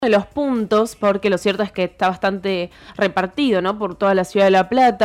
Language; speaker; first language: Spanish; native; Spanish